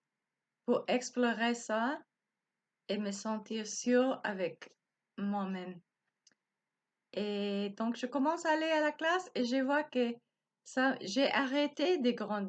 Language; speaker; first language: French; non-native, learner; Spanish